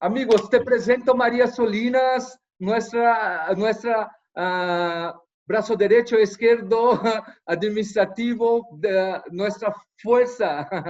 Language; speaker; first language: Spanish; non-native, learner; Portuguese